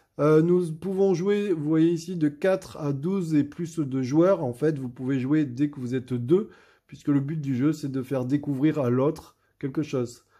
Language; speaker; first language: French; native; French